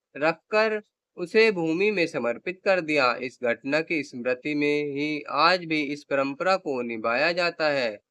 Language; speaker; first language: Hindi; native; Hindi